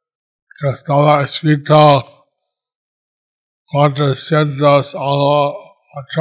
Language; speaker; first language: Spanish; non-native, learner; English